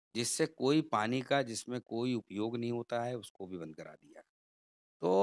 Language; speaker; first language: Hindi; native; Hindi